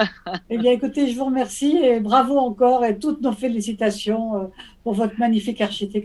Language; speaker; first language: French; native; French